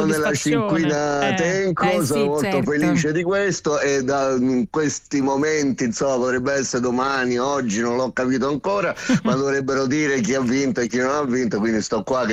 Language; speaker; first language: Italian; native; Italian